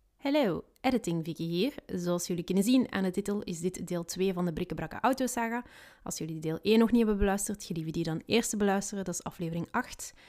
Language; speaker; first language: Dutch; native; Dutch